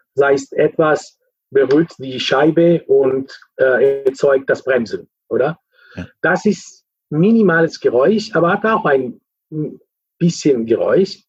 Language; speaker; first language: German; non-native, fluent; Italian